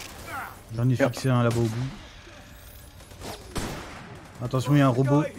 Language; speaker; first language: French; native; French